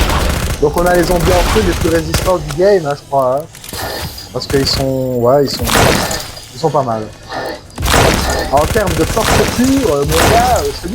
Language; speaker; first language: French; native; French